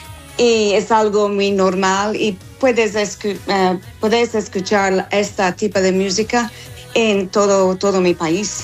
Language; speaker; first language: Spanish; non-native, fluent; English